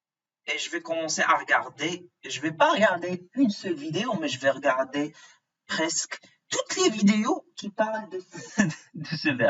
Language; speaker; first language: French; non-native, fluent; Arabic